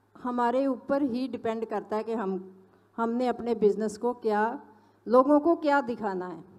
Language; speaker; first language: Hindi; non-native, local second language; Punjabi